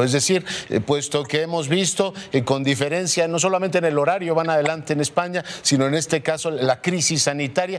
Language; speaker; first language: Spanish; native; Spanish